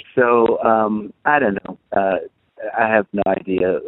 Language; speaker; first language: English; native; English